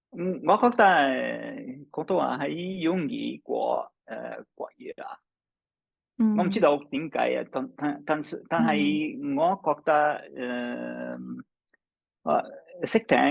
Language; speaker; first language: Chinese; non-native, fluent; English